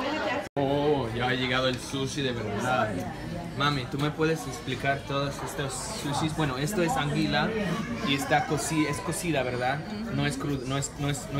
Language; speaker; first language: Spanish; non-native, fluent; English